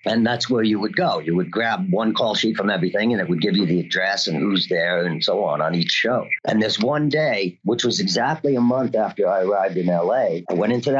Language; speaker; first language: English; native; English